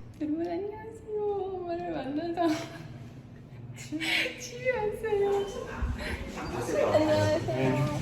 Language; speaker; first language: Korean; non-native, fluent; Russian